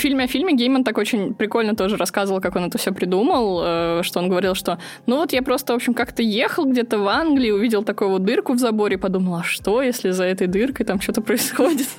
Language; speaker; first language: Russian; native; Russian